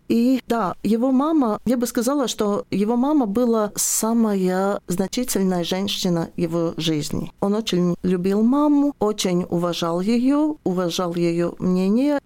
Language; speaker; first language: Russian; non-native, local second language; Latvian